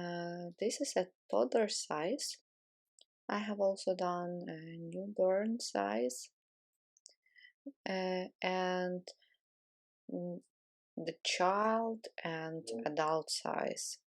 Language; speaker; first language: English; non-native, fluent; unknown